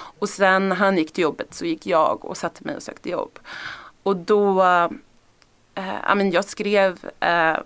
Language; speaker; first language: Swedish; native; Swedish